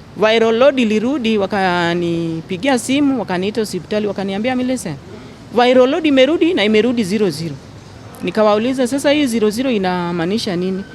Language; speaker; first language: Swahili; non-native, local second language; Luo (Kenya and Tanzania)